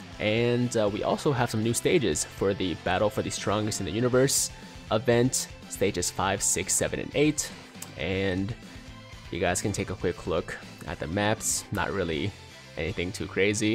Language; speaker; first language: English; native; English